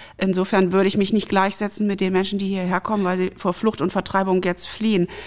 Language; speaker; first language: German; native; German